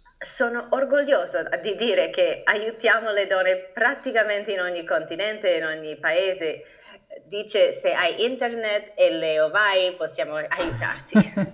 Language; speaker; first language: Italian; non-native, fluent; English